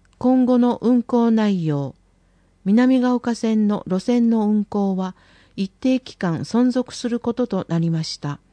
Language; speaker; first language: Japanese; native; Japanese